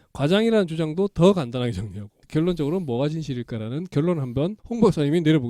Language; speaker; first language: Korean; native; Korean